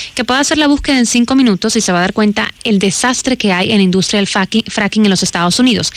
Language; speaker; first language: Spanish; native; Spanish